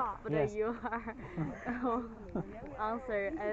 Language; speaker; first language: English; non-native, learner; Chinese